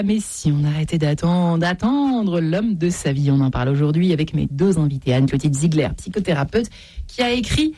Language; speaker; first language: French; native; French